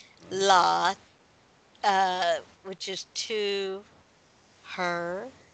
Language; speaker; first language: English; native; English